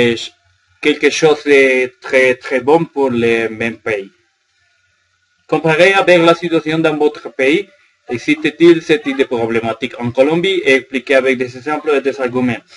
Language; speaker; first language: French; non-native, learner; Spanish